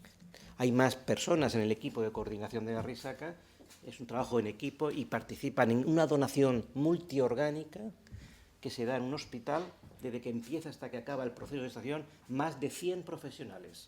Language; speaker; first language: Spanish; native; Spanish